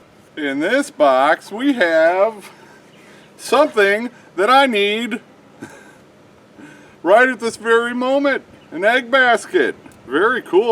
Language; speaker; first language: English; native; English